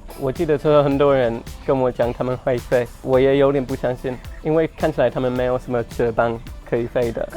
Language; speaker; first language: Chinese; non-native, fluent; English